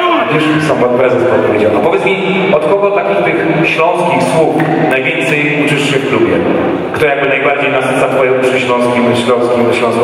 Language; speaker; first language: Polish; native; Polish